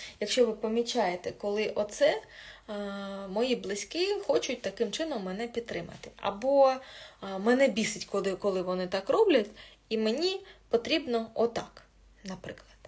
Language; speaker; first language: Ukrainian; non-native, local second language; Russian